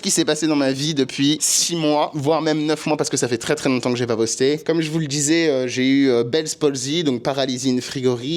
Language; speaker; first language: French; native; French